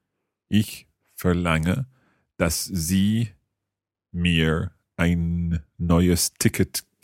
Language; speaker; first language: German; non-native, learner; English